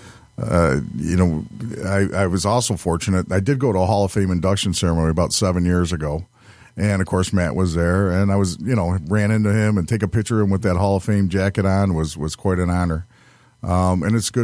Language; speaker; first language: English; native; English